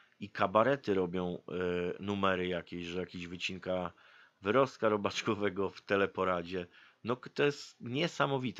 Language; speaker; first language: Polish; native; Polish